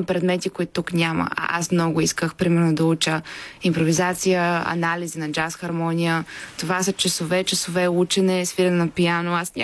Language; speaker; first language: Bulgarian; native; Bulgarian